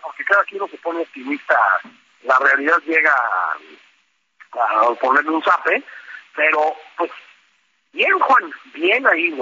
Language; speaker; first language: Spanish; native; Spanish